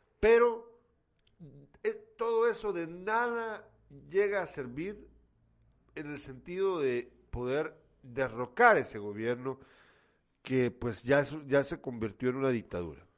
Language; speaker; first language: Spanish; native; Spanish